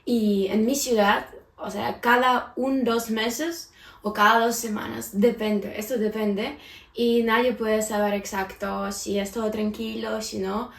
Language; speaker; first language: Spanish; non-native, fluent; Ukrainian